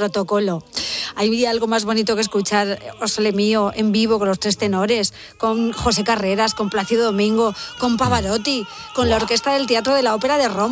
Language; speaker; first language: Spanish; native; Spanish